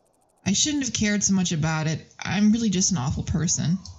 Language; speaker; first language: English; native; English